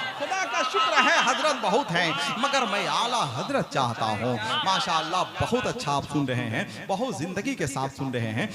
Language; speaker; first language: Hindi; native; Hindi